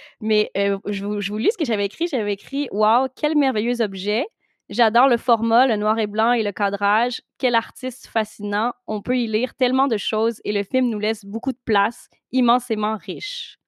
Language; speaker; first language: French; native; French